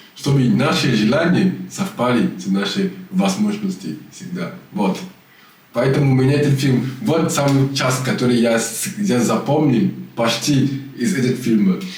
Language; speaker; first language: Russian; non-native, learner; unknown